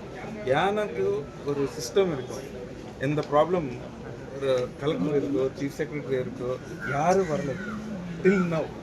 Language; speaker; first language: Tamil; non-native, local second language; Telugu